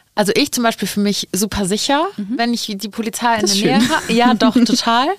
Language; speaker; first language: German; native; German